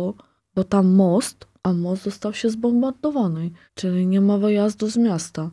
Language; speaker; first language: Polish; non-native, local second language; Ukrainian